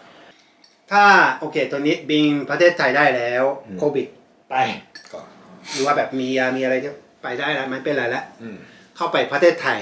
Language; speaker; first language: Thai; non-native, fluent; Japanese